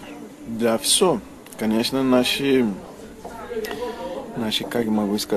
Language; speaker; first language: Russian; non-native, learner; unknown